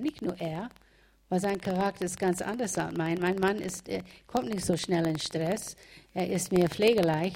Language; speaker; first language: German; non-native, fluent; English